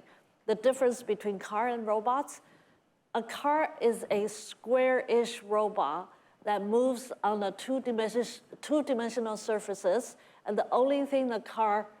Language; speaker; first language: English; non-native, fluent; Chinese